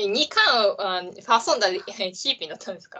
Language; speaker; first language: Chinese; non-native, learner; Japanese